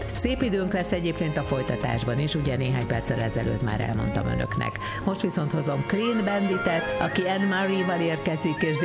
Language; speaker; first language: Hungarian; native; Hungarian